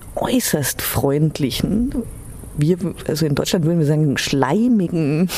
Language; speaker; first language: German; early bilingual, heritage; German